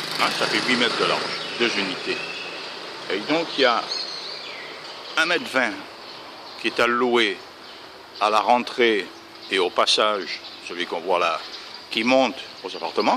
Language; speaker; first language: French; native; French